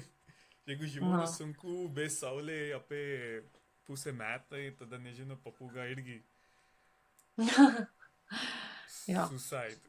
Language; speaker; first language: Lithuanian; non-native, learner; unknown